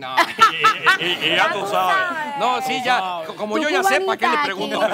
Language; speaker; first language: Spanish; native; Spanish